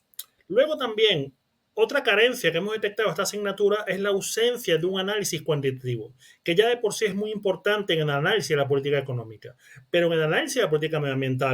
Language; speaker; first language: Spanish; native; Spanish